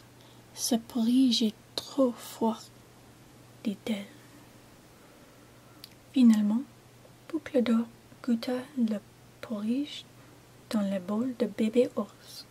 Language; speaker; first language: French; non-native, learner; English